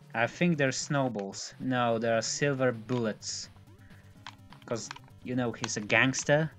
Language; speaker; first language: English; non-native, fluent; Polish